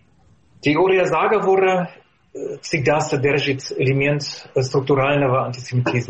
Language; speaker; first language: Russian; non-native, fluent; German